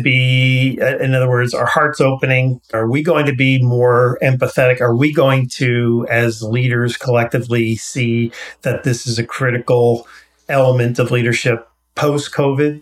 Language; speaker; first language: English; native; English